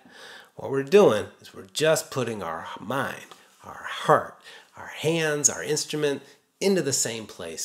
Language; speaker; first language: English; native; English